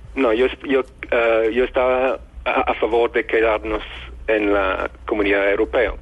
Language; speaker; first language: Spanish; non-native, fluent; English